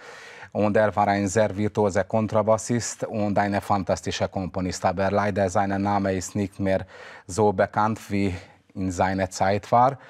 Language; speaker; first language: German; non-native, fluent; Hungarian